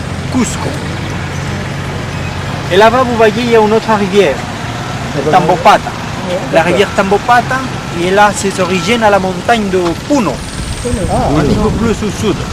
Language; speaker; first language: French; non-native, fluent; Spanish